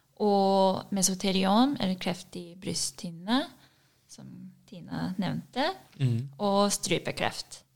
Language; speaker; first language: Norwegian; non-native, fluent; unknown